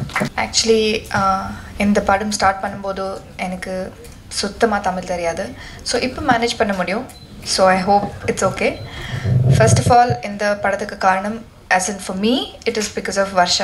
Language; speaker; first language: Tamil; non-native, learner; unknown